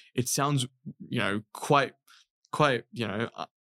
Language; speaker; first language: English; native; English